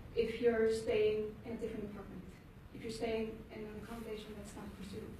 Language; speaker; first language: English; non-native, fluent; Icelandic